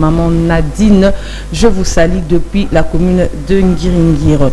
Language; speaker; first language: French; non-native, local second language; Lingala